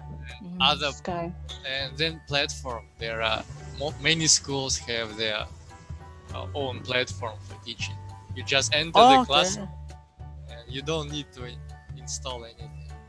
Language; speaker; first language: English; non-native, fluent; Russian